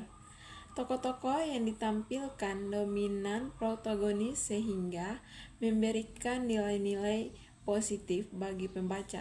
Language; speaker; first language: Indonesian; native; Indonesian